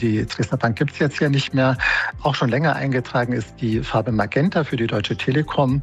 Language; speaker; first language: German; native; German